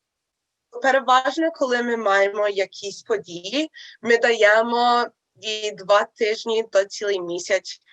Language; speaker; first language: Ukrainian; early bilingual, heritage; Ukrainian